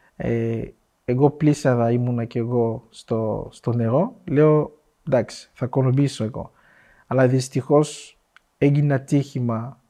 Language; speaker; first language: Greek; non-native, fluent; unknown